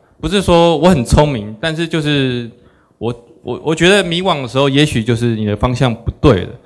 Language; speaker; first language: Chinese; native; Chinese